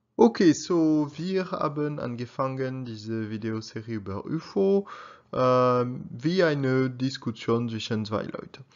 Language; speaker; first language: German; non-native, learner; French